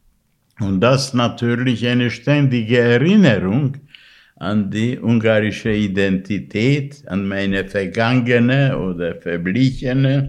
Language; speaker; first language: German; non-native, fluent; Hungarian